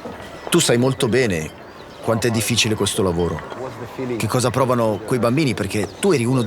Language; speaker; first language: Italian; native; Italian